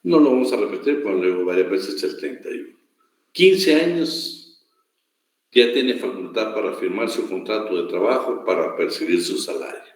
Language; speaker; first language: Spanish; native; Spanish